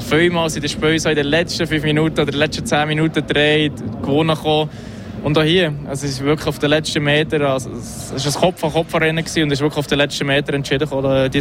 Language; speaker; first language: German; native; German